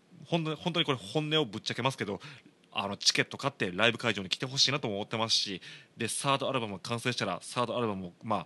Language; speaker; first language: Japanese; native; Japanese